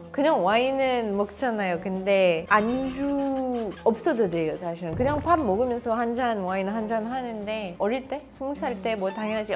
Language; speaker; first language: Korean; non-native, fluent; French